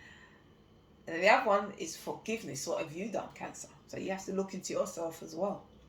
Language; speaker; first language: English; native; English